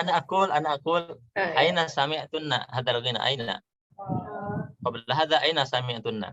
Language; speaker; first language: Arabic; non-native, fluent; Indonesian